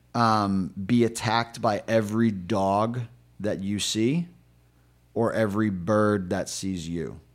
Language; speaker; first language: English; native; English